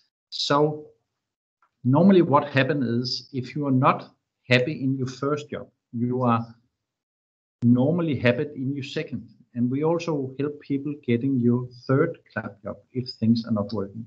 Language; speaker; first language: English; non-native, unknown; Danish